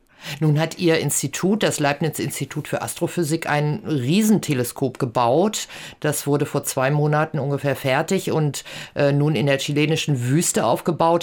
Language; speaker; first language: German; native; German